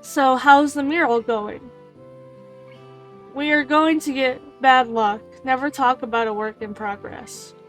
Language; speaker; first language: English; native; English